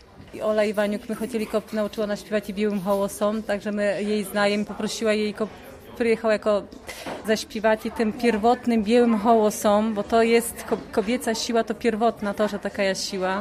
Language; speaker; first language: Polish; non-native, local second language; Ukrainian